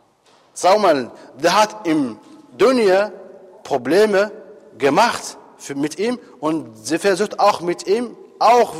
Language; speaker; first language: German; non-native, fluent; Arabic